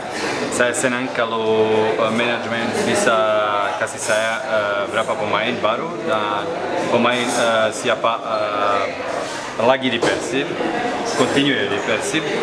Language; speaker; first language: Indonesian; non-native, learner; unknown